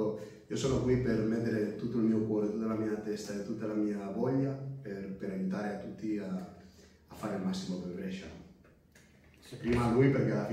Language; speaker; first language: Italian; non-native, fluent; Spanish